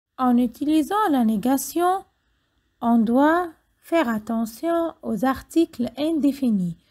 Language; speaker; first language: French; non-native, fluent; Arabic